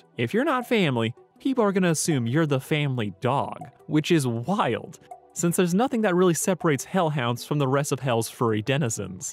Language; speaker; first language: English; native; English